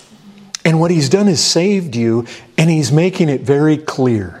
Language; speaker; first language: English; native; English